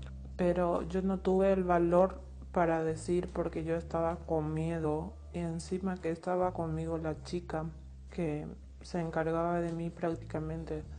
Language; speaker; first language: Spanish; non-native, learner; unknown